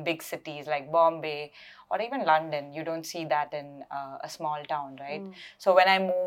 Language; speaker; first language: English; non-native, local second language; Malayalam